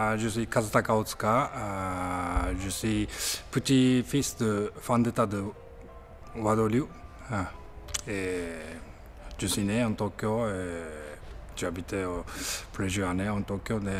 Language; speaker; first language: French; non-native, learner; Japanese